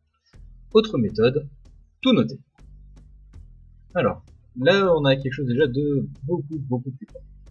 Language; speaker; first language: French; native; French